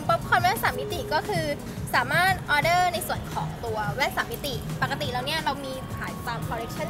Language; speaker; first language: Thai; native; Thai